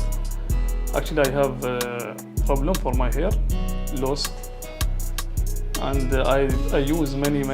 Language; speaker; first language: English; non-native, learner; Arabic